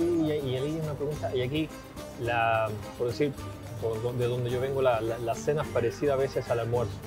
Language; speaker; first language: Spanish; native; Spanish